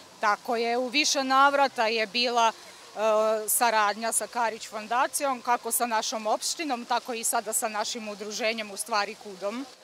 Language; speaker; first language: Serbian; non-native, local second language; Slovak